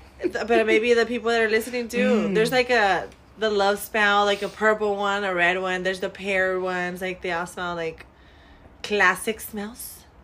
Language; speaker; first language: English; early bilingual, other home language; Spanish